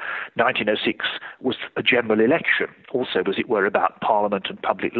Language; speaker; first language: English; native; English